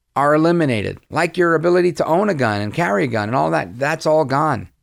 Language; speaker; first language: English; early bilingual, other home language; Spanish